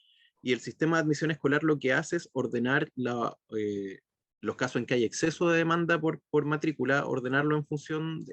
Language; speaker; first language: Spanish; native; Spanish